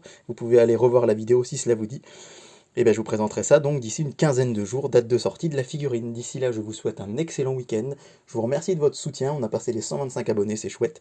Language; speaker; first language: French; native; French